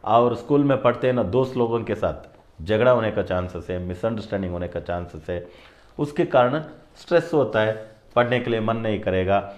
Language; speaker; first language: Hindi; non-native, local second language; Kannada